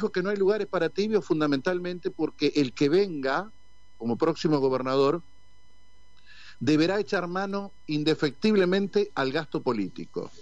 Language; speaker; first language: Spanish; native; Spanish